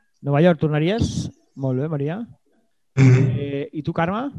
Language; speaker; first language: Catalan; native; Catalan